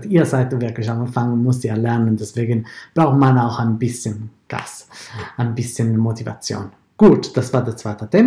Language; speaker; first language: German; non-native, fluent; Italian